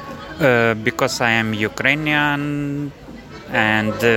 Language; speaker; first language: English; non-native, learner; Ukrainian